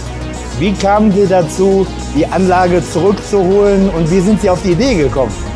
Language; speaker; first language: German; native; German